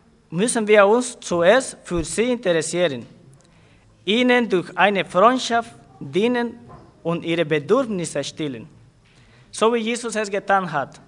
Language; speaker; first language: German; non-native, fluent; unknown